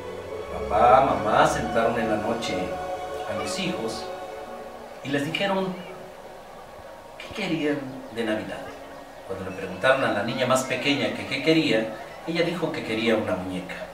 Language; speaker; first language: Spanish; native; Spanish